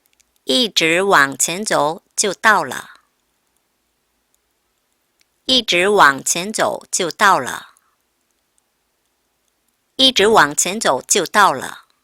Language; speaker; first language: Chinese; non-native, fluent; Korean